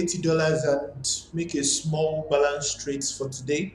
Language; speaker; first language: English; non-native, learner; Portuguese